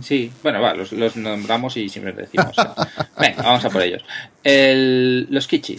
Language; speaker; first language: Spanish; native; Spanish